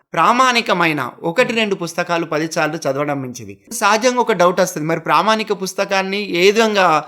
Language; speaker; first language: Telugu; native; Telugu